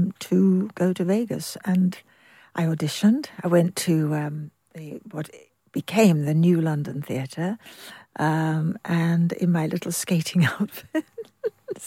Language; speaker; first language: English; native; English